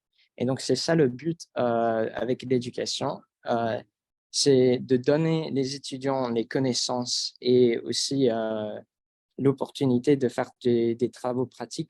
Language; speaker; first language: French; non-native, fluent; English